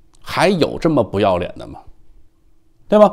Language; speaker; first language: Chinese; native; Chinese